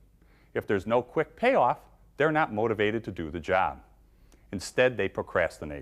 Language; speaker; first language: English; native; English